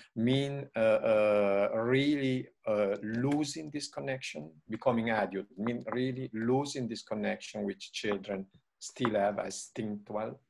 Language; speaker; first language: English; non-native, fluent; Italian